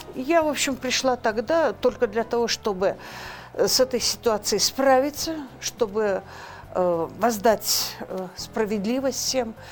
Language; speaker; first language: Russian; non-native, local second language; Kyrgyz